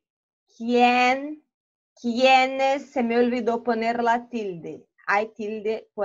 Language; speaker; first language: Spanish; non-native, fluent; Portuguese